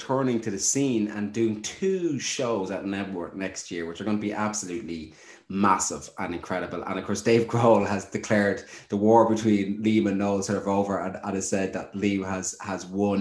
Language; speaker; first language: English; native; English